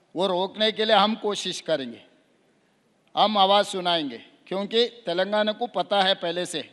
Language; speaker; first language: Hindi; non-native, local second language; Telugu